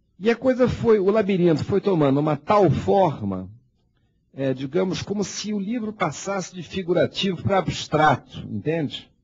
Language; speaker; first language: Portuguese; early bilingual, heritage; Portuguese